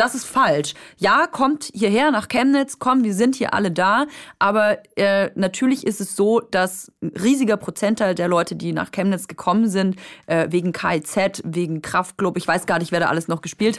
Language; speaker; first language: German; native; German